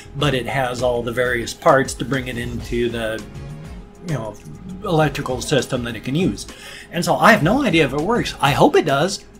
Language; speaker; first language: English; native; English